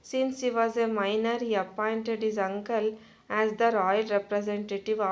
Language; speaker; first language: English; non-native, local second language; Kannada